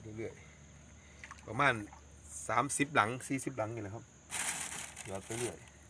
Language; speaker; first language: Thai; native; Thai